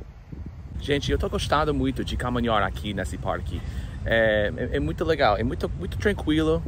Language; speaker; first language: Portuguese; non-native, fluent; English